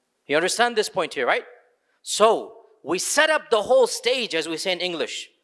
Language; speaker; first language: English; early bilingual, other home language; Urdu